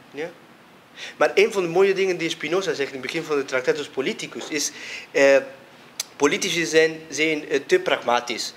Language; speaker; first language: Dutch; non-native, fluent; Spanish